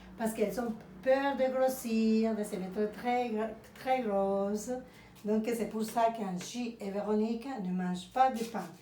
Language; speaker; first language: French; non-native, fluent; Spanish